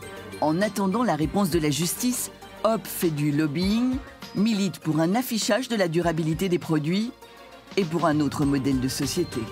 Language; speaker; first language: French; native; French